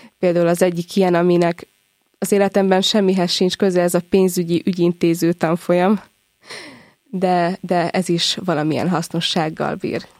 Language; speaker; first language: Hungarian; native; Hungarian